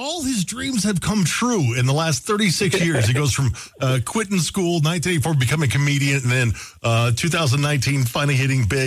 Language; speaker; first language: English; native; English